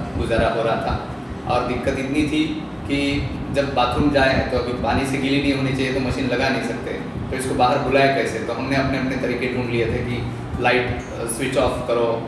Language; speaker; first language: Hindi; non-native, local second language; Marathi